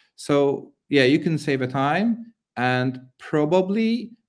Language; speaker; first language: English; non-native, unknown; Polish